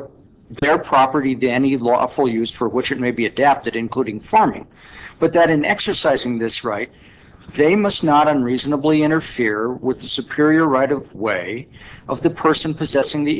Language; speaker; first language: English; native; English